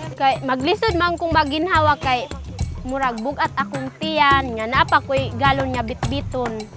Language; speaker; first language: Cebuano; native; Cebuano